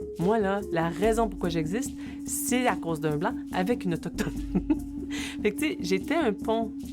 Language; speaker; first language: French; native; French